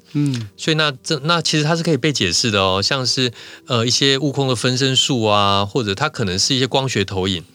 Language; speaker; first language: Chinese; native; Chinese